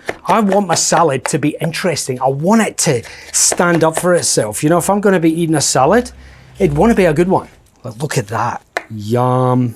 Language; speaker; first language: English; native; English